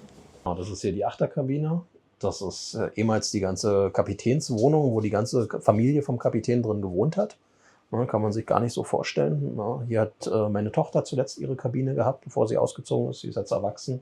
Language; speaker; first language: German; native; German